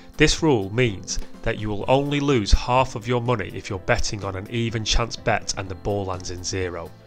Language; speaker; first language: English; native; English